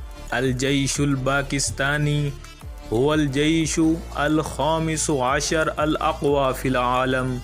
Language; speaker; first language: Arabic; non-native, learner; Urdu